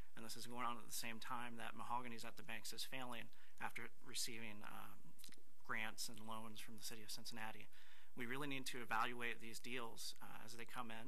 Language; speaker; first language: English; native; English